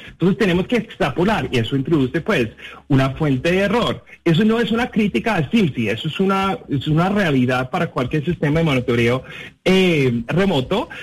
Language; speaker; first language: Spanish; non-native, fluent; English